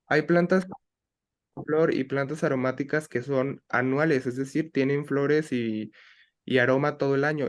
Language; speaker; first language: Spanish; native; Spanish